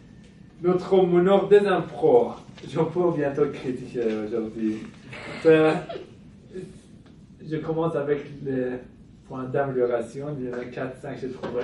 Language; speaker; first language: French; non-native, fluent; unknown